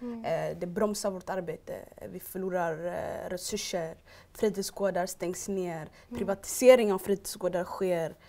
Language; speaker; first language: Swedish; early bilingual, other home language; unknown